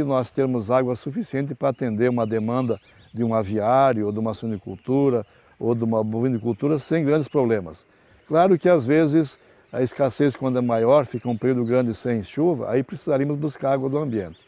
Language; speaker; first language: Portuguese; native; Portuguese